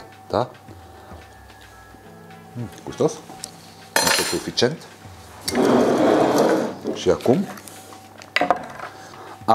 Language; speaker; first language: Romanian; non-native, learner; German